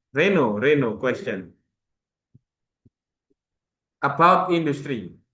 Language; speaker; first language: English; non-native, learner; Indonesian